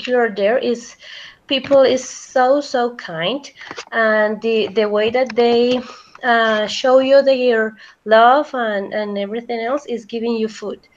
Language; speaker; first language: English; non-native, fluent; Spanish